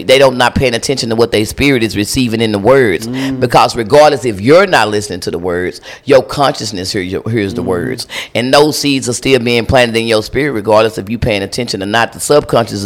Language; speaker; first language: English; native; English